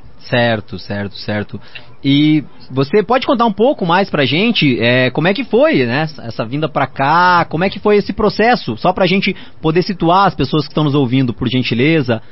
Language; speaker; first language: Portuguese; native; Portuguese